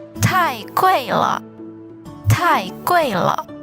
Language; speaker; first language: Chinese; non-native, fluent; Indonesian